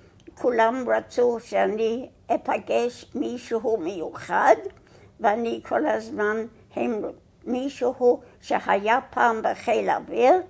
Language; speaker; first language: Hebrew; non-native, fluent; English